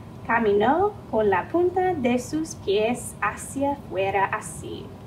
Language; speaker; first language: Spanish; non-native, fluent; English